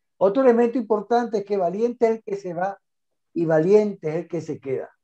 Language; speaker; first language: Spanish; native; Spanish